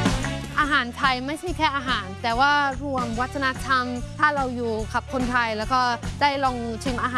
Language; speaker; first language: Thai; non-native, fluent; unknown